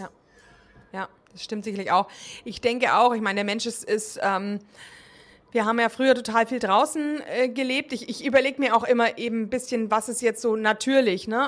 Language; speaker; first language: German; native; German